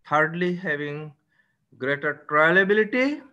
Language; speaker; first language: English; non-native, local second language; Bangla